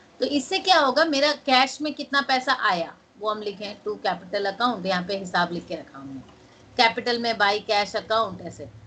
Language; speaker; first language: Hindi; non-native, local second language; Bangla